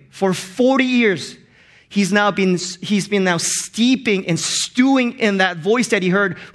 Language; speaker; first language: English; non-native, local second language; Korean